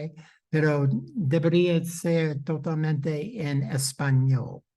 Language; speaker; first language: Spanish; non-native, fluent; English